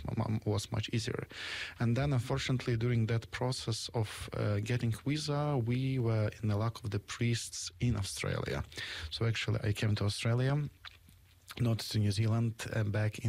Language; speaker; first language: English; non-native, fluent; Ukrainian